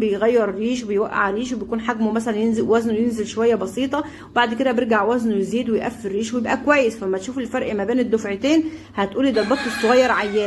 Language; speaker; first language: Arabic; native; Arabic